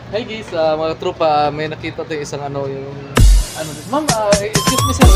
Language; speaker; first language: Filipino; native; Filipino